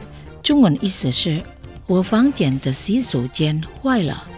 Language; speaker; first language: Chinese; non-native, learner; Indonesian